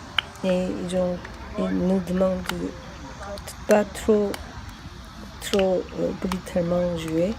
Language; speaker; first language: French; non-native, fluent; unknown